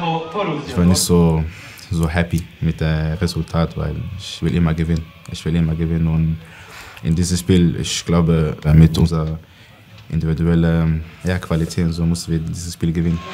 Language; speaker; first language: German; non-native, learner; Swedish